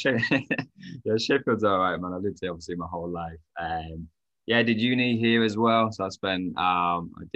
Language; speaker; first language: English; native; English